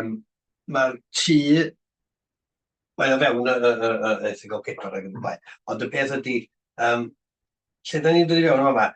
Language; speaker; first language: Welsh; native; Welsh